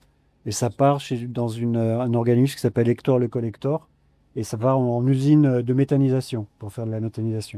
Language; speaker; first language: French; native; French